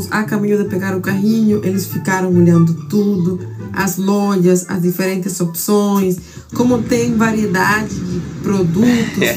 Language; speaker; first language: Portuguese; non-native, fluent; Spanish